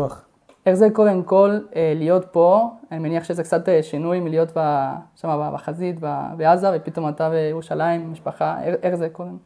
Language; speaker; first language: Hebrew; non-native, fluent; Spanish